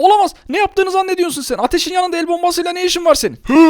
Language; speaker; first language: Turkish; native; Turkish